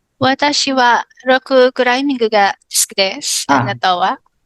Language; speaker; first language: Japanese; non-native, learner; Filipino